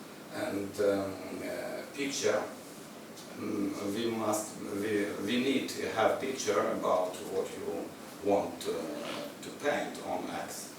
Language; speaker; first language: English; non-native, learner; Ukrainian